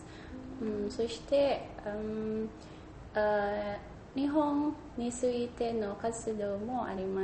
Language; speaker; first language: Japanese; non-native, learner; Indonesian